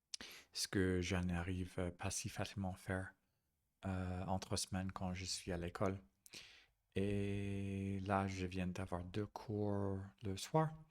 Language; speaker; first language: French; non-native, fluent; English